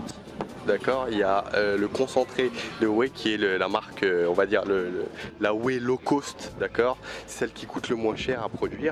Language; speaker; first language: French; native; French